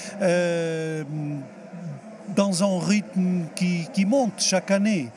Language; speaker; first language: French; non-native, fluent; Portuguese